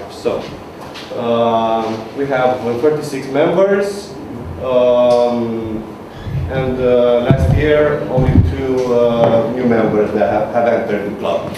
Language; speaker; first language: English; non-native, learner; Romanian